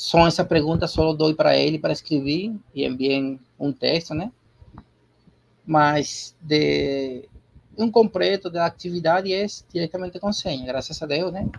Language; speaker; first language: Portuguese; non-native, learner; Spanish